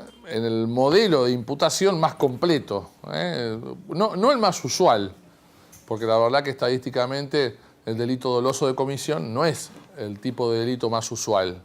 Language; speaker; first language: Spanish; native; Spanish